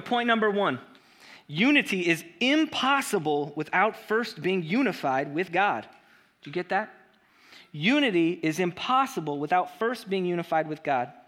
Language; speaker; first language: English; native; English